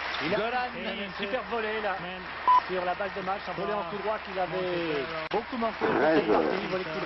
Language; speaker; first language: French; native; French